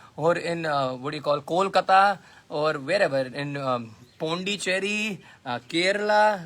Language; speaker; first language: English; non-native, local second language; Hindi